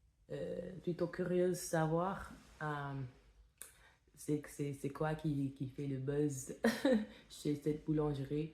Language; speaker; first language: French; non-native, fluent; English